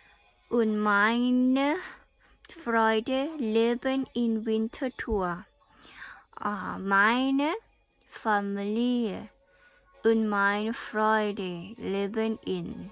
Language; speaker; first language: German; non-native, learner; Thai